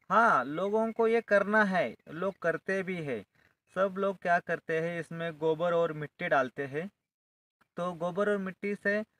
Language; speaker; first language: Hindi; non-native, local second language; Marathi